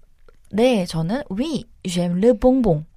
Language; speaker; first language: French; non-native, fluent; Korean